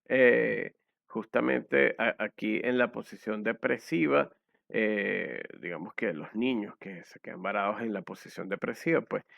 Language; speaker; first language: Spanish; native; Spanish